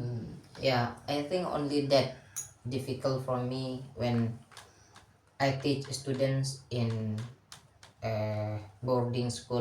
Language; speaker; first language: English; non-native, learner; Indonesian